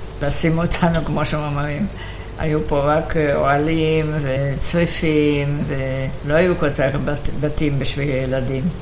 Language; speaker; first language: Hebrew; non-native, fluent; Polish